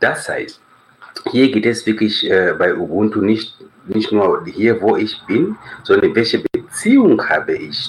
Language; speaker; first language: German; non-native, fluent; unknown